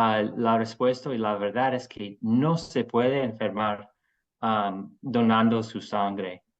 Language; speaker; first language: Spanish; non-native, fluent; English